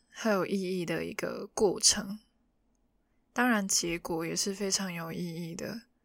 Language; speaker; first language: Chinese; non-native, local second language; Cantonese